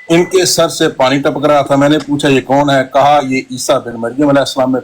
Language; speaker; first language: Urdu; non-native, local second language; Punjabi